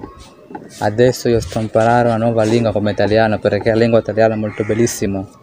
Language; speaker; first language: Italian; non-native, learner; Swahili